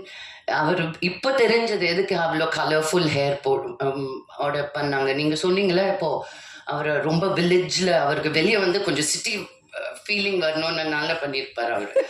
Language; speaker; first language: Tamil; non-native, local second language; Telugu